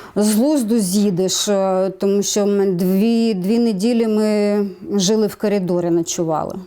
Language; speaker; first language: Ukrainian; native; Ukrainian